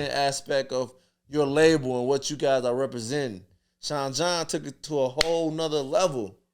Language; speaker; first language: English; native; English